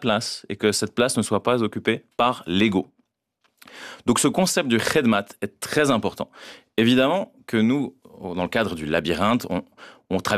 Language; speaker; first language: French; native; French